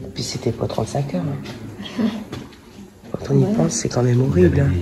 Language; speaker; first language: French; native; French